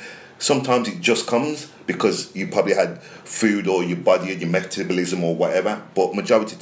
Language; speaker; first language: English; native; English